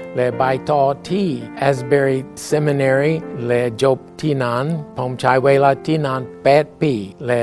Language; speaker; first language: Thai; non-native, learner; English